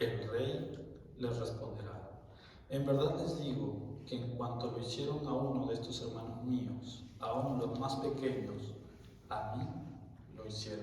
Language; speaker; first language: Spanish; native; Spanish